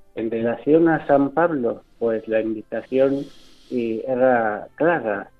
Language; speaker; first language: Spanish; non-native, local second language; Fang